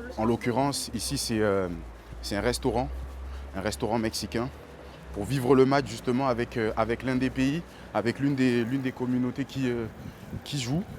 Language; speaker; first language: French; native; French